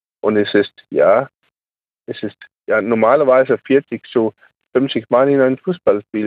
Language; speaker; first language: German; non-native, learner; Danish